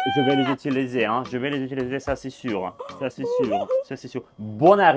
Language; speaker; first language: French; non-native, fluent; Russian